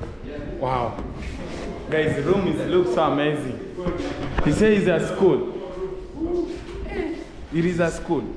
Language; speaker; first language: English; non-native, learner; Swahili